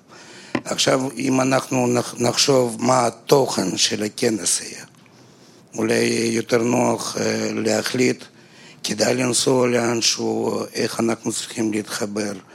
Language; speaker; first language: Hebrew; non-native, fluent; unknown